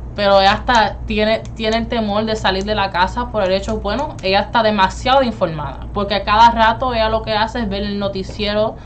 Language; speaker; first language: Spanish; early bilingual, heritage; Spanish